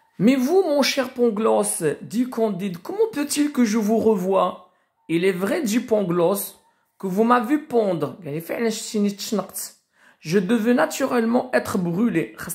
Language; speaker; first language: French; non-native, local second language; Arabic